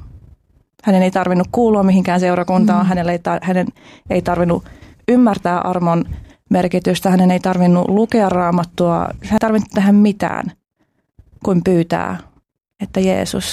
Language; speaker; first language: Finnish; early bilingual, other home language; Albanian